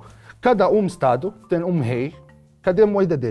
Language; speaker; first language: Portuguese; non-native, learner; Arabic